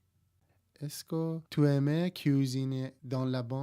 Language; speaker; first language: French; non-native, learner; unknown